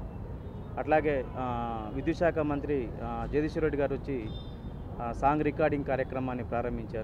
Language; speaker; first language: Telugu; native; Telugu